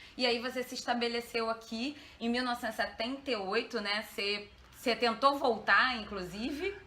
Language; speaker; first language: Portuguese; native; Portuguese